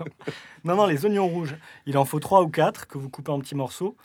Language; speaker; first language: French; native; French